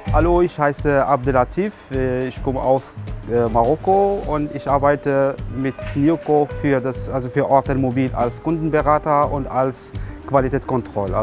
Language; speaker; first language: German; non-native, fluent; Arabic